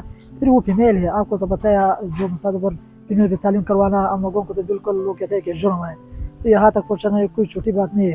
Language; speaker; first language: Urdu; non-native, local second language; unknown